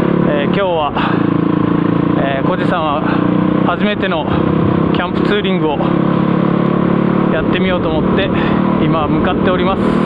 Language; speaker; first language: Japanese; native; Japanese